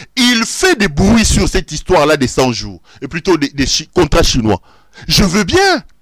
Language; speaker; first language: French; non-native, local second language; Lingala